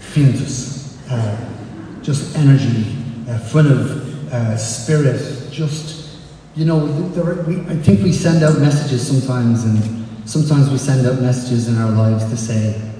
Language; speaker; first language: English; native; English